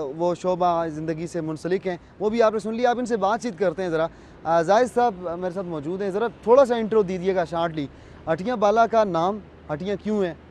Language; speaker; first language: Urdu; non-native, local second language; Pahari-Potwari